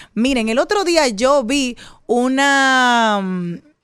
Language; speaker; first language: Spanish; native; Spanish